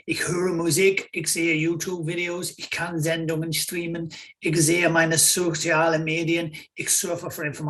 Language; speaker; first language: German; non-native, fluent; English